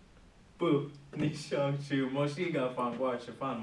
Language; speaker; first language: Chinese; non-native, learner; English